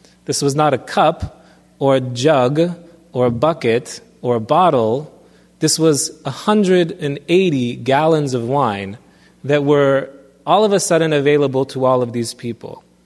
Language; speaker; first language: English; early bilingual, other home language; Armenian